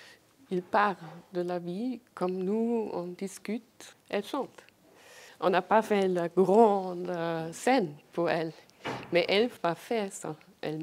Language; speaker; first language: French; non-native, fluent; German